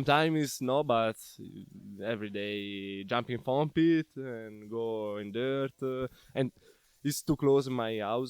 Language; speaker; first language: English; non-native, learner; Italian